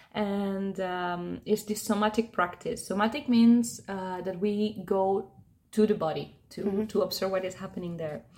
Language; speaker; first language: English; non-native, fluent; Spanish